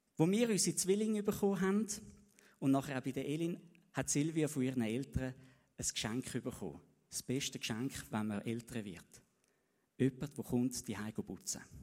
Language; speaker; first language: German; native; German